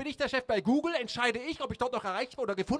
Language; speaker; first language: German; native; German